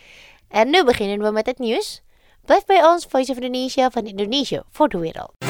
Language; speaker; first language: Dutch; non-native, fluent; Indonesian